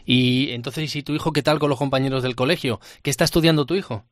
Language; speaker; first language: Spanish; native; Spanish